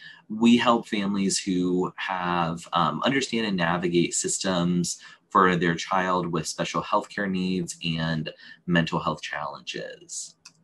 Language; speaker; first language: English; native; English